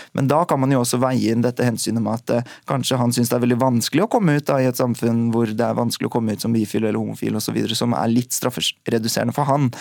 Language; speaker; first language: Norwegian; early bilingual, other home language; Urdu